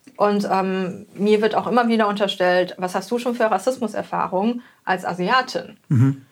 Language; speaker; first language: German; native; German